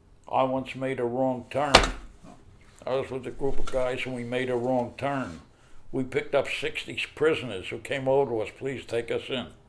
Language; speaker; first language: English; native; English